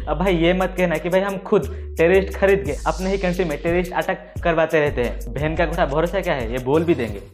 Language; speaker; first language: Hindi; native; Hindi